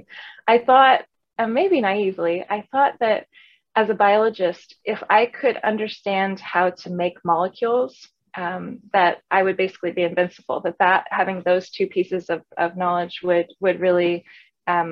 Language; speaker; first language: English; native; English